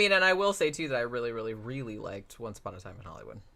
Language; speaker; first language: English; native; English